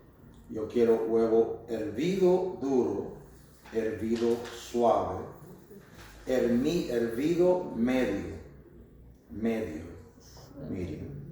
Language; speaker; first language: Spanish; non-native, learner; English